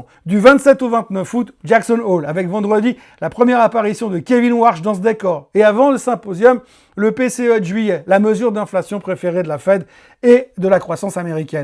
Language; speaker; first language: French; native; French